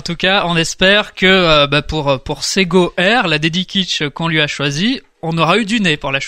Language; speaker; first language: French; native; French